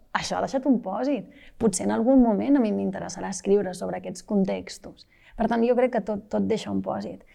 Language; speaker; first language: Catalan; native; Catalan